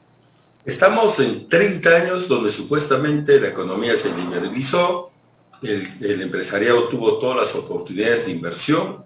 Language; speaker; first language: Spanish; native; Spanish